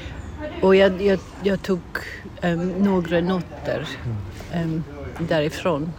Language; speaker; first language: Swedish; non-native, learner; English